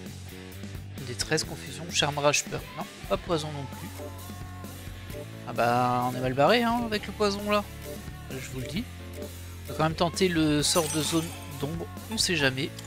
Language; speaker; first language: French; native; French